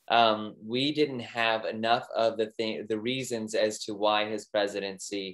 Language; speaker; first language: English; native; English